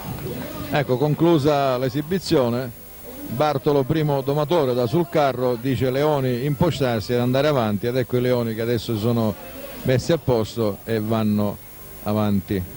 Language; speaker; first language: Italian; native; Italian